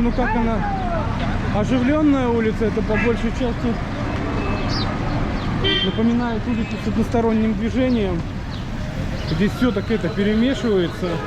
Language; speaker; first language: Russian; native; Russian